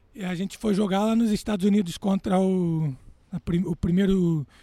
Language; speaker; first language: Portuguese; native; Portuguese